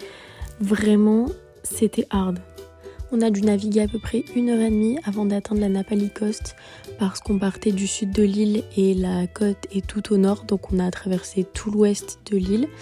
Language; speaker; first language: French; native; French